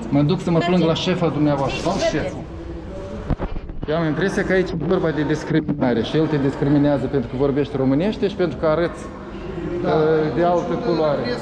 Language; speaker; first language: Romanian; native; Romanian